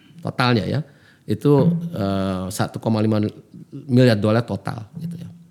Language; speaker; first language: Indonesian; early bilingual, heritage; German